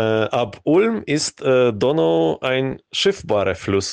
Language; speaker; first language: German; non-native, fluent; Ukrainian